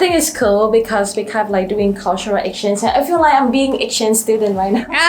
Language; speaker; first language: English; non-native, fluent; Thai